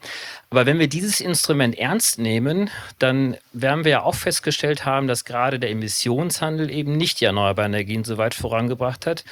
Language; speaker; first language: German; native; German